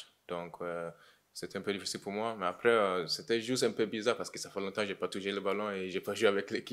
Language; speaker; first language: French; non-native, learner; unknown